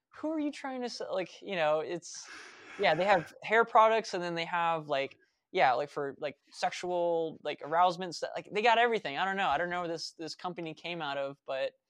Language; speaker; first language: English; native; English